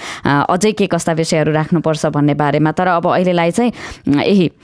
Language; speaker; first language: Nepali; native; Nepali